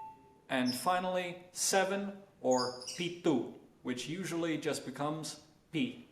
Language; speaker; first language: English; native; English